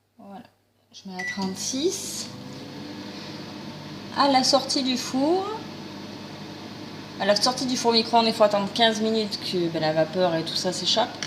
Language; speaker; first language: French; native; French